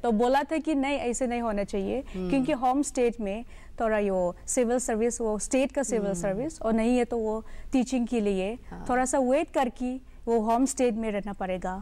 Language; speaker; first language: Hindi; non-native, local second language; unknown